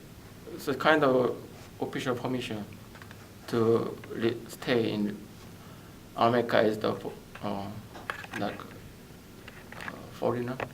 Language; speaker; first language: English; non-native, learner; Korean